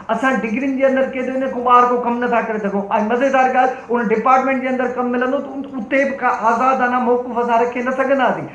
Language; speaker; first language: Sindhi; native; Sindhi